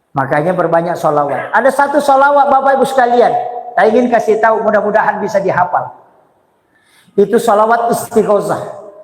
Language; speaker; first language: Indonesian; non-native, local second language; Buginese